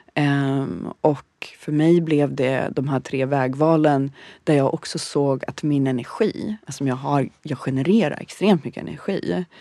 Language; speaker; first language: Swedish; early bilingual, other home language; Bosnian